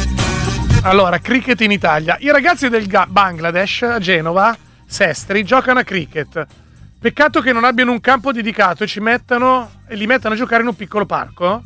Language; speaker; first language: Italian; native; Italian